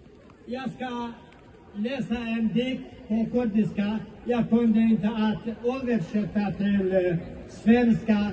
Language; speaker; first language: Swedish; non-native, learner; Central Kurdish